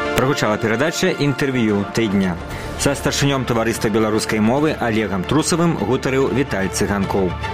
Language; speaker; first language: Belarusian; native; Belarusian